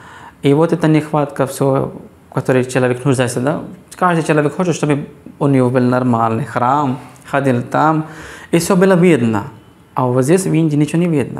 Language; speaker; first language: Russian; non-native, fluent; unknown